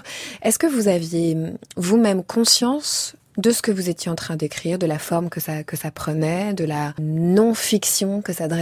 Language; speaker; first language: French; native; French